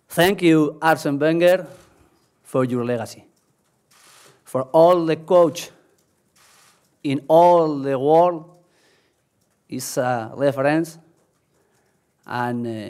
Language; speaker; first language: English; non-native, learner; Spanish